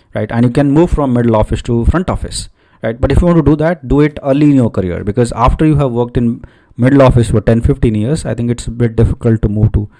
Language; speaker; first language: English; non-native, local second language; Odia